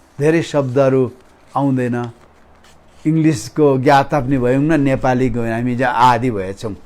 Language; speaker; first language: Nepali; non-native, local second language; Limbu